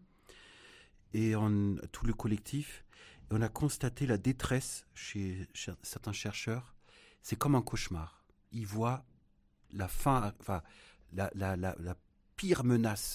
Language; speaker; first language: French; non-native, fluent; German